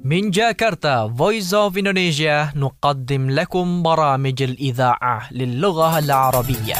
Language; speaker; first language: Arabic; non-native, fluent; Indonesian